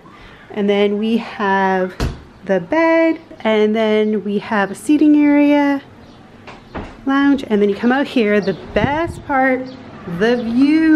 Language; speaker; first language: English; native; English